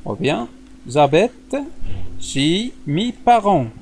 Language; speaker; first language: French; non-native, local second language; Arabic